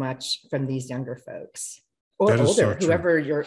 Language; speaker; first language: English; native; English